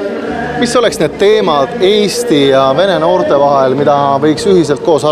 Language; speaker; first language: Estonian; native; Estonian